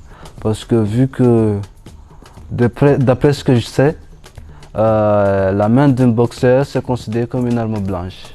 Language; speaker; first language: French; non-native, local second language; Malagasy